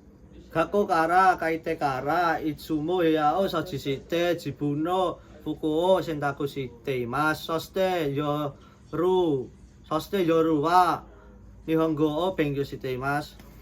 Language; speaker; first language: Japanese; non-native, learner; Indonesian